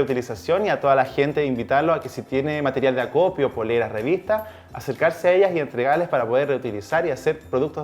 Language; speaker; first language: Spanish; native; Spanish